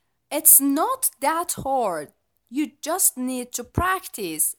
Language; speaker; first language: English; non-native, fluent; Persian